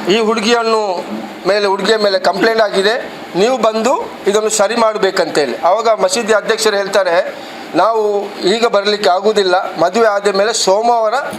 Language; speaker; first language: Kannada; non-native, local second language; Badaga